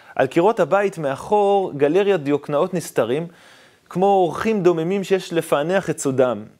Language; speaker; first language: Hebrew; native; Hebrew